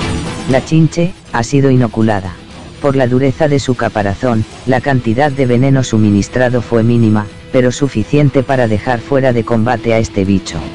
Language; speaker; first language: Spanish; native; Spanish